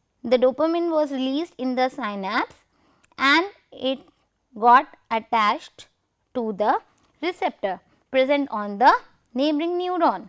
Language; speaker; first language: English; non-native, local second language; Hindi